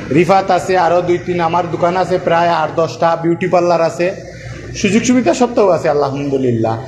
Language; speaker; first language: Bangla; native; Bangla